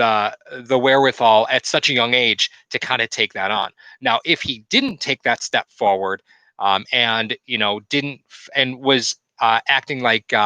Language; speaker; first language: English; native; English